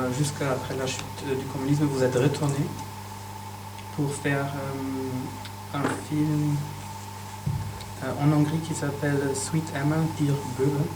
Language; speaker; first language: French; non-native, fluent; German